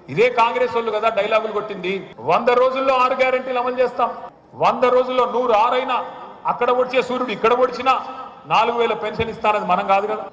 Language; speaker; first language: Telugu; native; Telugu